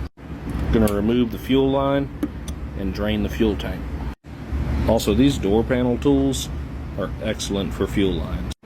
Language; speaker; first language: English; native; English